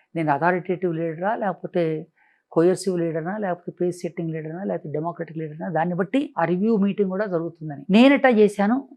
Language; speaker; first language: Telugu; native; Telugu